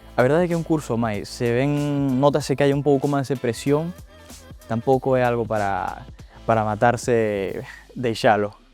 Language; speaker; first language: Galician; early bilingual, other home language; Spanish